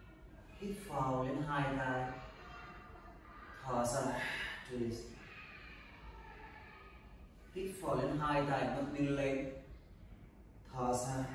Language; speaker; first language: Vietnamese; non-native, learner; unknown